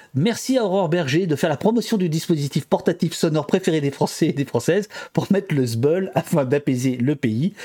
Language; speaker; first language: French; native; French